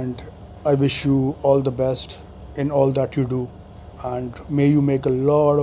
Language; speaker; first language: English; non-native, local second language; Hindi